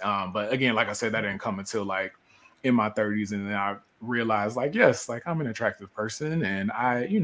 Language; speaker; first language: English; native; English